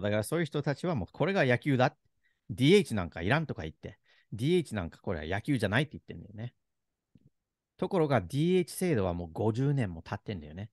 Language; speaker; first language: Japanese; non-native, fluent; English